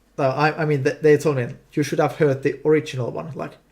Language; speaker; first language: English; non-native, fluent; Finnish